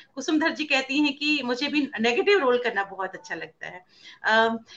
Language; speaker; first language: Hindi; native; Hindi